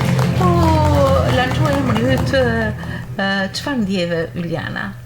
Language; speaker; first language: Albanian; native; Albanian